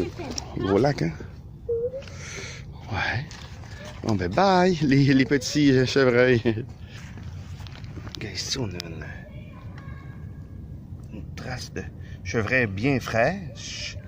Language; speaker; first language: French; native; French